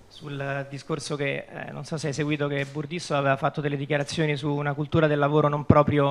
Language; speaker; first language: Italian; native; Italian